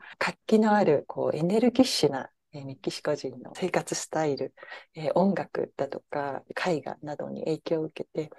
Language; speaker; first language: Japanese; native; Japanese